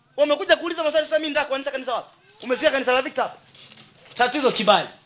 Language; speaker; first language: Swahili; native; Swahili